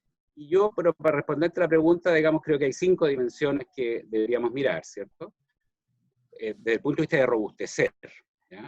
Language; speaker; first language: Spanish; native; Spanish